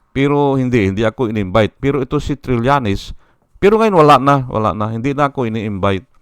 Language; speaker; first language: Filipino; native; Filipino